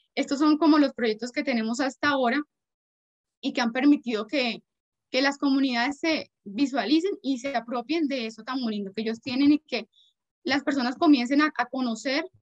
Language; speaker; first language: Spanish; native; Spanish